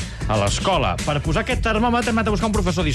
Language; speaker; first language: Catalan; native; Catalan